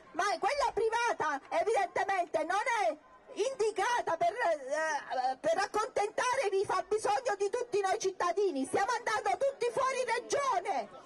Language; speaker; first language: Italian; native; Italian